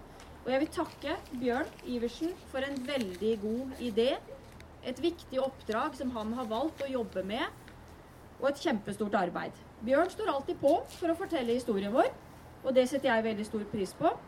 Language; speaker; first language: Norwegian; native; Norwegian